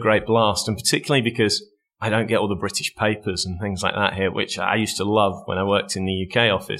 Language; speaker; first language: English; native; English